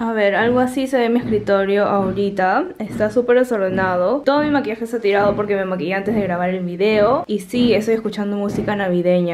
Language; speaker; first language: Spanish; native; Spanish